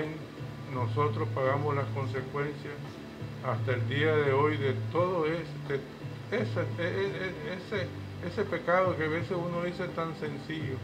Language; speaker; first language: Spanish; native; Spanish